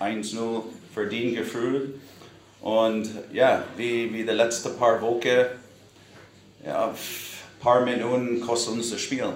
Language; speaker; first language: German; non-native, fluent; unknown